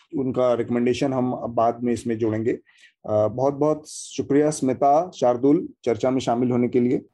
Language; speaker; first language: Hindi; native; Hindi